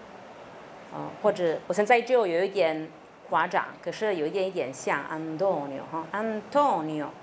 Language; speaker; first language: Chinese; non-native, fluent; Italian